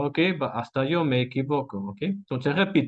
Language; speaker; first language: Spanish; non-native, fluent; French